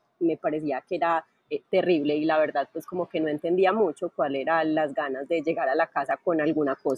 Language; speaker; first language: Spanish; native; Spanish